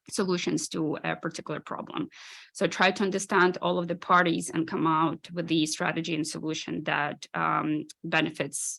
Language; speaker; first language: English; non-native, fluent; Ukrainian